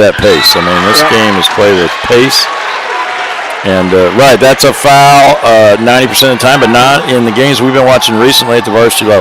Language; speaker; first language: English; native; English